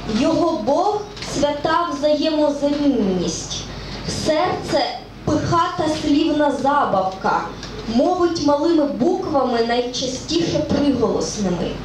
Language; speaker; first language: Ukrainian; native; Ukrainian